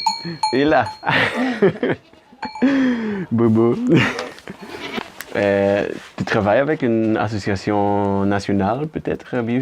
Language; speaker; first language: French; non-native, learner; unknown